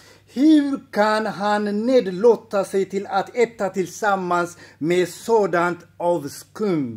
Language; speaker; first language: Swedish; non-native, fluent; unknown